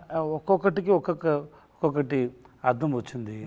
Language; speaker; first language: Telugu; non-native, learner; Tamil